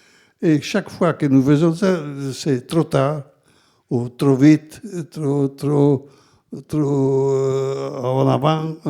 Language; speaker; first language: French; non-native, fluent; Italian